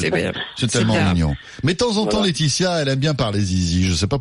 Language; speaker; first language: French; native; French